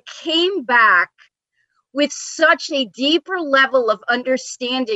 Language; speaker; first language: English; native; English